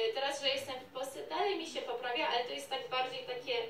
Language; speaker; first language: Polish; early bilingual, heritage; Polish